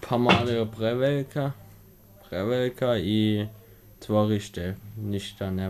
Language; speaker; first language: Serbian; early bilingual, heritage; Serbian